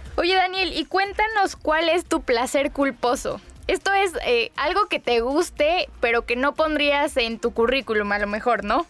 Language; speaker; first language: Spanish; native; Spanish